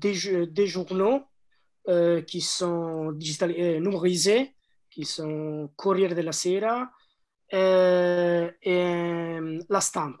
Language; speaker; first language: French; non-native, learner; Italian